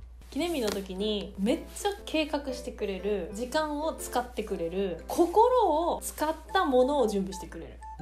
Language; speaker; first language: Japanese; native; Japanese